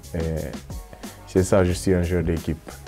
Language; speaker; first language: French; non-native, fluent; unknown